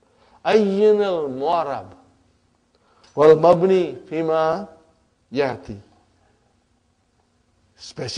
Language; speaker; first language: Arabic; non-native, learner; Urdu